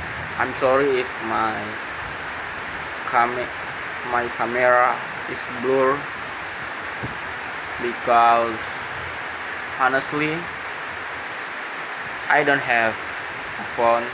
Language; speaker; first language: English; non-native, learner; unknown